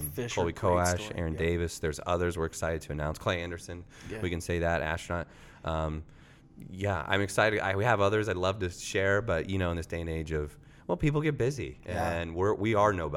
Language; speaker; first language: English; native; English